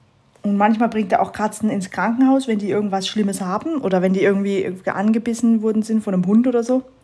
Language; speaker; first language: German; native; German